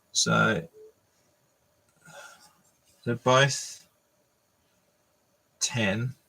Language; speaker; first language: English; native; English